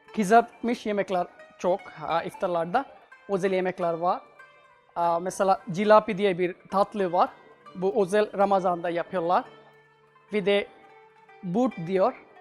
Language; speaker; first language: Turkish; non-native, learner; Bangla